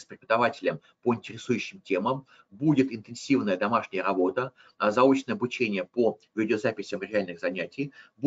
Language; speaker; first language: Russian; native; Russian